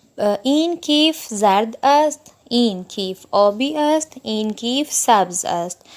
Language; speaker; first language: Persian; non-native, fluent; Urdu